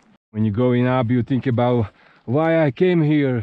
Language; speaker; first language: English; non-native, learner; Slovak